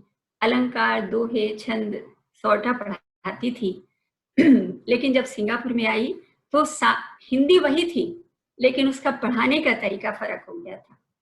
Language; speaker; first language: Hindi; native; Hindi